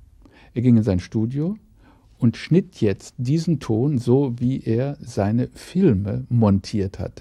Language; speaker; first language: German; native; German